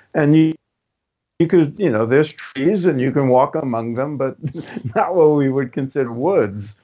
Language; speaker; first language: English; native; English